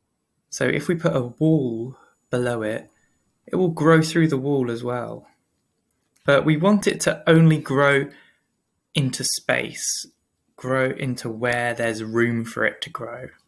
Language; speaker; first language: English; native; English